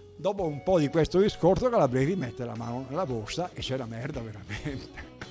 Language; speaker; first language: Italian; native; Italian